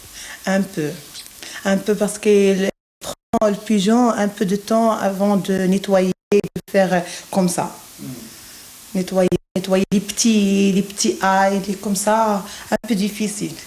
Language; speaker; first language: French; non-native, local second language; Arabic